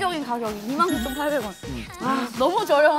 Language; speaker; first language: Korean; native; Korean